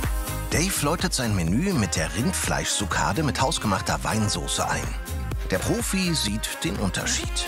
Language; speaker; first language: German; native; German